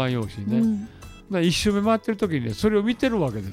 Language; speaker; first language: Japanese; native; Japanese